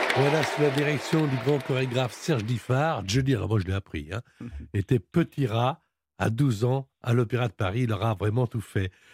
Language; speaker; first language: French; native; French